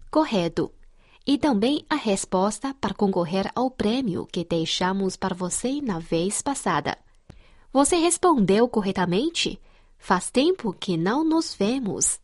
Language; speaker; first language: Portuguese; non-native, fluent; Chinese